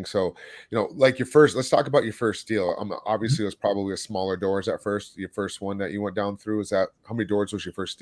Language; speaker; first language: English; native; English